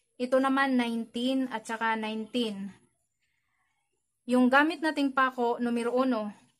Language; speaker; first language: Filipino; native; Filipino